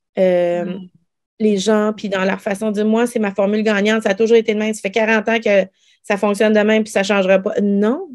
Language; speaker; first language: French; early bilingual, other home language; Lao